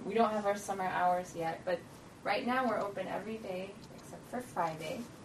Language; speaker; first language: English; early bilingual, other home language; Persian